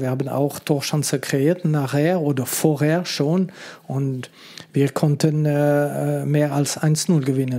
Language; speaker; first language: German; non-native, local second language; French